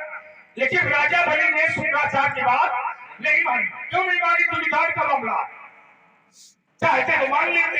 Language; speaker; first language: Hindi; native; Hindi